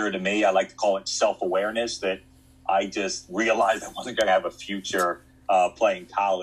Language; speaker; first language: English; native; English